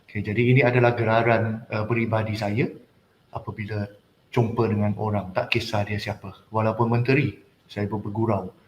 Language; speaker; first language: Malay; non-native, local second language; Chinese